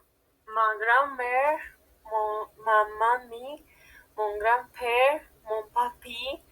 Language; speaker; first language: French; non-native, learner; Spanish